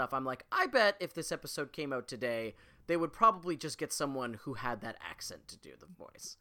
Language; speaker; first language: English; early bilingual, other home language; Italian